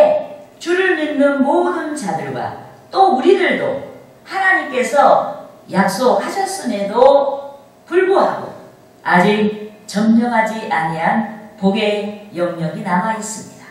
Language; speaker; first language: Korean; native; Korean